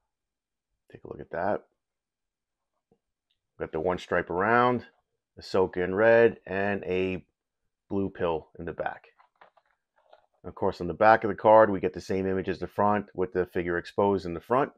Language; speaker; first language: English; native; English